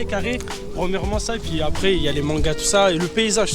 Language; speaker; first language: French; native; French